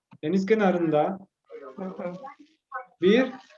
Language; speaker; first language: Turkish; non-native, learner; Spanish